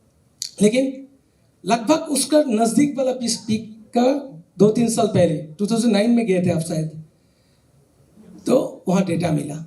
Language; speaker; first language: Hindi; non-native, local second language; Bangla